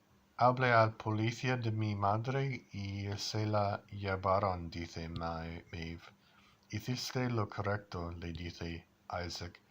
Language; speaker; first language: Spanish; non-native, learner; English